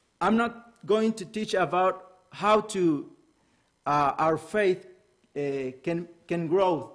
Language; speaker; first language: English; non-native, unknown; Spanish